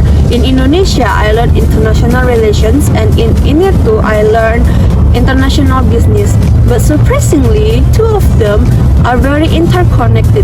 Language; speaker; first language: English; non-native, learner; Indonesian